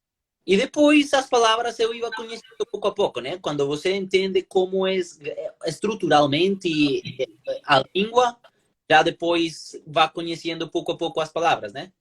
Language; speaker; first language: Portuguese; non-native, learner; Spanish